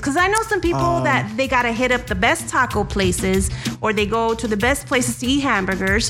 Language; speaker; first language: English; early bilingual, other home language; Spanish